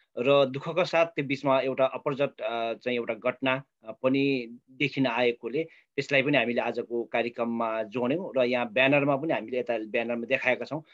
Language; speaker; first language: Nepali; non-native, local second language; Sherpa